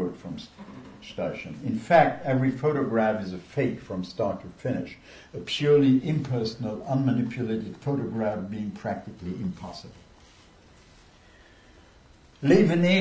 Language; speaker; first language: English; non-native, fluent; Luxembourgish